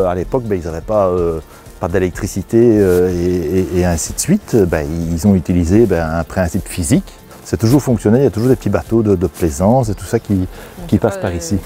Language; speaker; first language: French; native; French